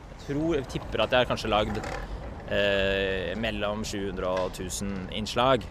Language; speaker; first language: Norwegian; native; Norwegian